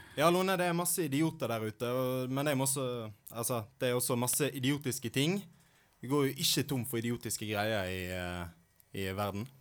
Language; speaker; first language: Norwegian; native; Norwegian